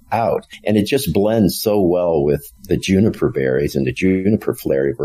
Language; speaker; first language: English; native; English